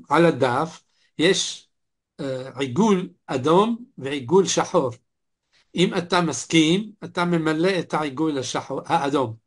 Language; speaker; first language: Hebrew; non-native, fluent; Arabic